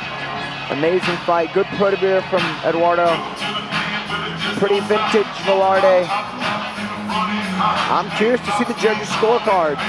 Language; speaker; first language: English; native; English